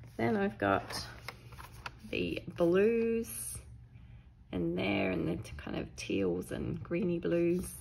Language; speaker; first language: English; native; English